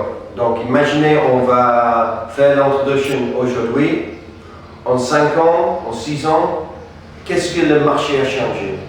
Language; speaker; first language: French; non-native, fluent; English